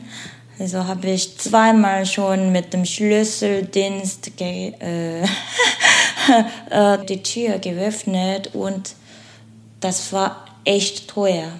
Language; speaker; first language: German; non-native, learner; Korean